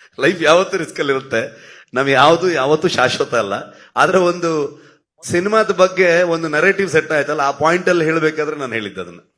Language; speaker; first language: Kannada; native; Kannada